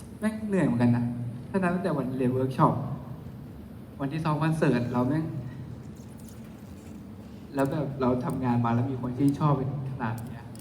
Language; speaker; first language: Thai; native; Thai